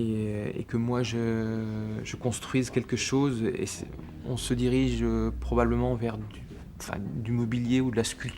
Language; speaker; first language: French; native; French